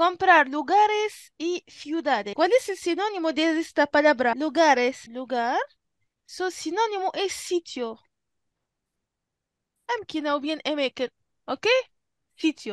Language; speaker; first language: Spanish; non-native, fluent; Arabic